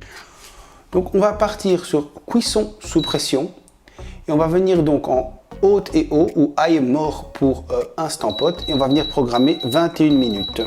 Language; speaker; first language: French; native; French